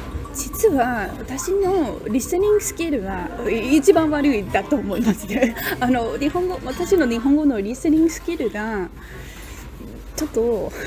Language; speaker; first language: Japanese; non-native, learner; English